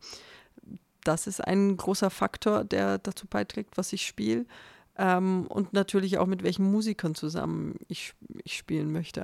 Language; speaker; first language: German; native; German